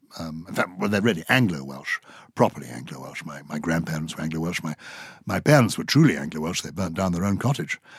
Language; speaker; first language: English; native; English